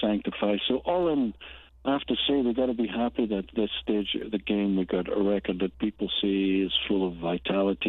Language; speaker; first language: English; native; English